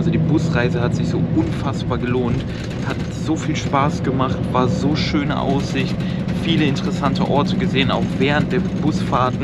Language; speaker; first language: German; native; German